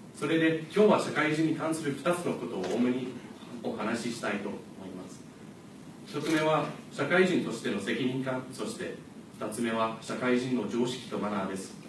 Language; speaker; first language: Japanese; non-native, fluent; English